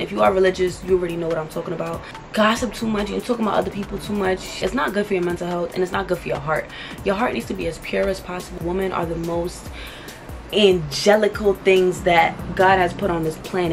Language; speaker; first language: English; native; English